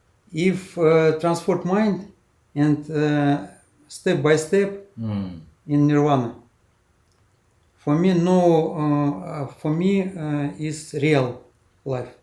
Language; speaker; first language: English; non-native, learner; Russian